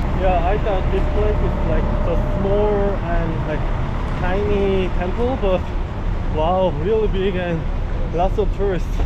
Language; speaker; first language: English; non-native, learner; Korean